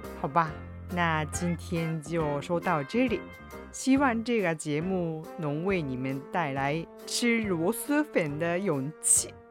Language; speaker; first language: Chinese; non-native, fluent; Japanese